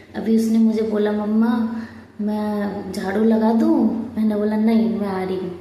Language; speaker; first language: Hindi; non-native, local second language; Bangla